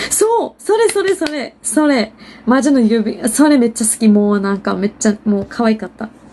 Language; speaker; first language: Japanese; non-native, fluent; Urdu